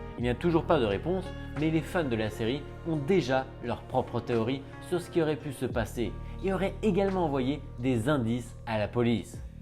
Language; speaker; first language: French; native; French